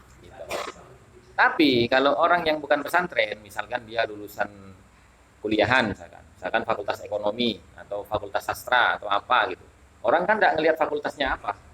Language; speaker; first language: Indonesian; non-native, local second language; Madurese